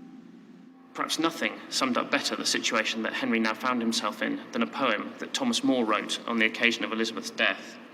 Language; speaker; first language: English; native; English